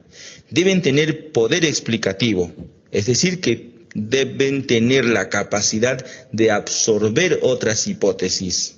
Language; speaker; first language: Spanish; native; Spanish